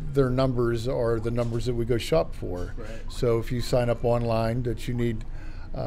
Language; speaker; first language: English; native; English